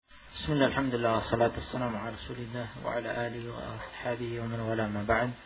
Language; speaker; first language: Arabic; non-native, fluent; Indonesian